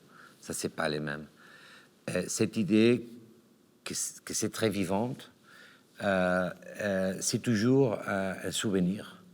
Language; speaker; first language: French; non-native, learner; Catalan